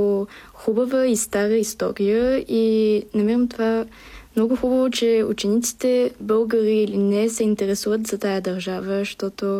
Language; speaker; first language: Bulgarian; early bilingual, heritage; Bulgarian